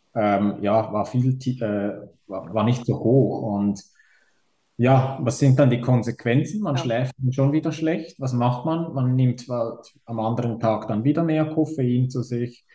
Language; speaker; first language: German; native; German